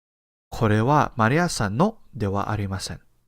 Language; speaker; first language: Japanese; non-native, fluent; English